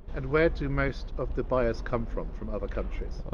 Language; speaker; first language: English; native; English